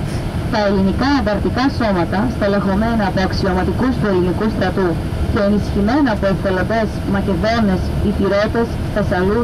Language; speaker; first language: Greek; native; Greek